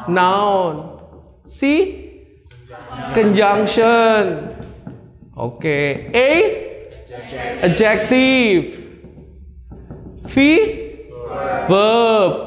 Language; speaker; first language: English; non-native, fluent; Indonesian